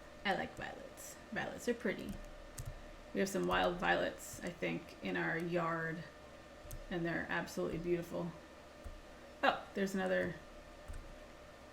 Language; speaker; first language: English; native; English